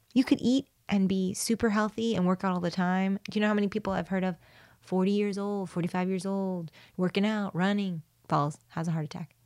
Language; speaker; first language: English; early bilingual, other home language; Spanish